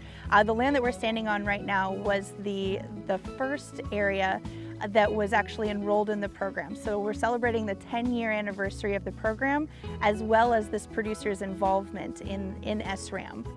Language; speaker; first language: English; native; English